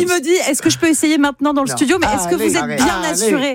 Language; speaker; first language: French; native; French